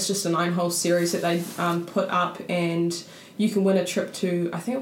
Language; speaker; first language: English; native; English